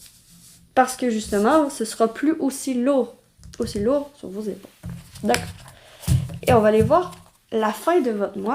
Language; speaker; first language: French; native; French